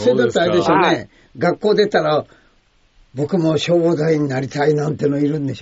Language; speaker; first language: Japanese; native; Japanese